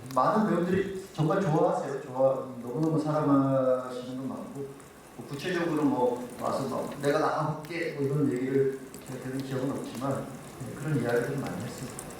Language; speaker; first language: Korean; native; Korean